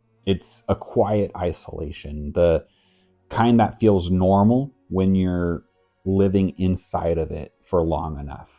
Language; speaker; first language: English; native; English